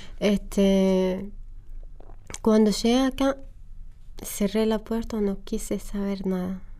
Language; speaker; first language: Spanish; non-native, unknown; Arabic